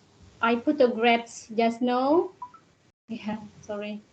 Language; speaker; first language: English; non-native, learner; Indonesian